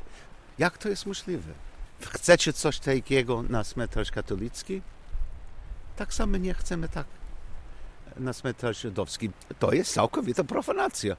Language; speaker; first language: Polish; non-native, learner; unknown